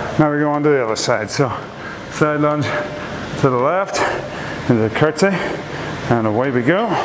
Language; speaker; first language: English; native; English